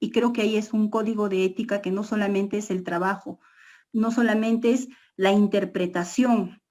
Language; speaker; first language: Spanish; non-native, local second language; Quechua